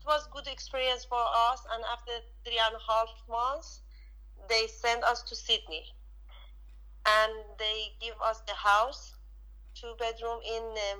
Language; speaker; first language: English; non-native, learner; Persian